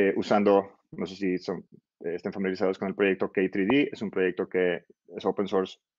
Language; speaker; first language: Spanish; native; Spanish